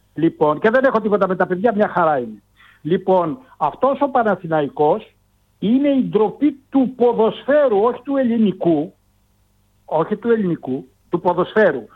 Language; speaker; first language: Greek; native; Greek